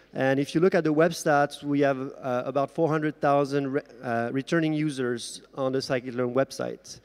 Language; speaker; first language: English; non-native, fluent; French